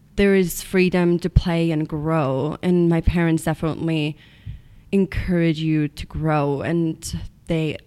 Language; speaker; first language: English; non-native, fluent; Estonian